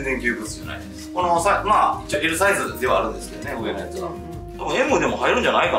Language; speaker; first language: Japanese; native; Japanese